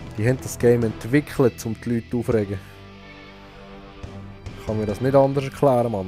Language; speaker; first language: German; native; German